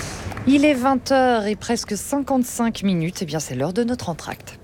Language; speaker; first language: French; native; French